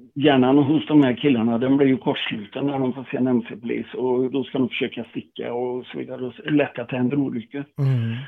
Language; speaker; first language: Swedish; native; Swedish